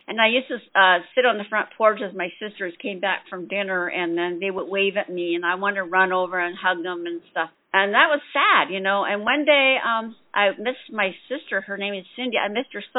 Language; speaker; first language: English; early bilingual, other home language; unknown